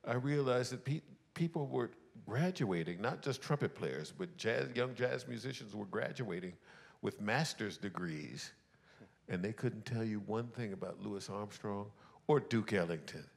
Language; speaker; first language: English; native; English